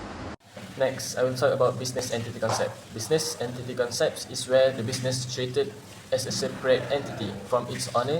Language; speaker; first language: English; non-native, local second language; Malay